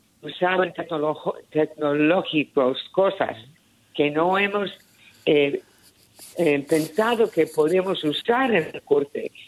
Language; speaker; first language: Spanish; early bilingual, heritage; Spanish